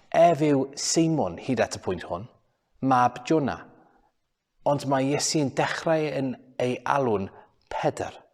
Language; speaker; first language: Welsh; non-native, local second language; English